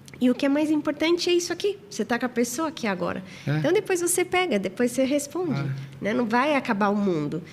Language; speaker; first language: Portuguese; native; Portuguese